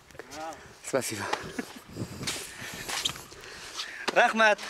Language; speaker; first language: Russian; non-native, local second language; Uzbek